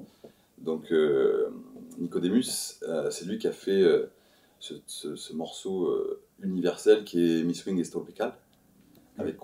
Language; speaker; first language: French; native; French